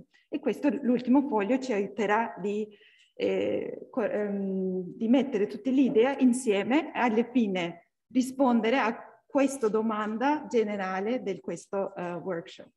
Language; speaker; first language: Italian; non-native, learner; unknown